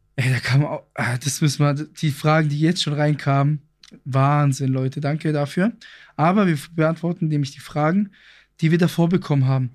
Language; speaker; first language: German; early bilingual, other home language; Greek